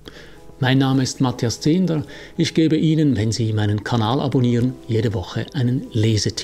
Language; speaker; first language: German; native; German